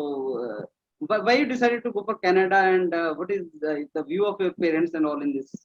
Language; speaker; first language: English; non-native, local second language; Hindi